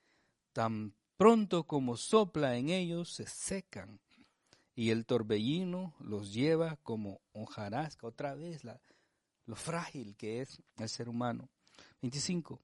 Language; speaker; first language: Spanish; native; Spanish